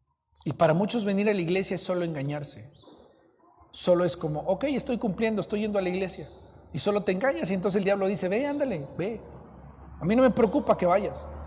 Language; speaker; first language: Spanish; native; Spanish